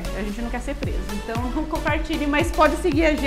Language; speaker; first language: Portuguese; native; Portuguese